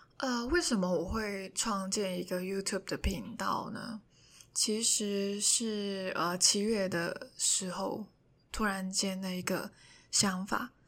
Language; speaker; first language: Chinese; non-native, local second language; Cantonese